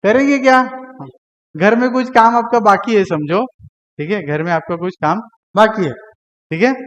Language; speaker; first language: Hindi; non-native, local second language; Marathi